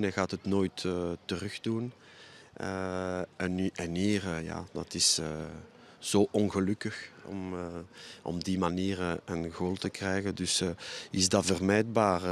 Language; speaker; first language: Dutch; non-native, local second language; French